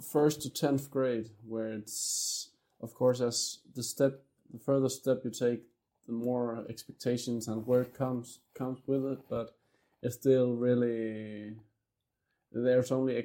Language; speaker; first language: English; non-native, fluent; Danish